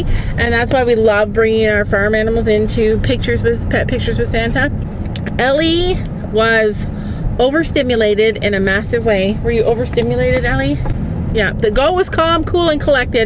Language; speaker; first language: English; native; English